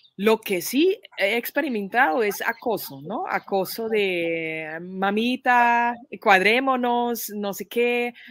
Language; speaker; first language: Spanish; non-native, fluent; Dutch